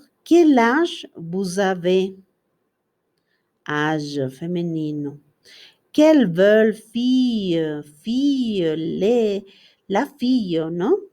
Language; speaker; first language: French; non-native, fluent; Spanish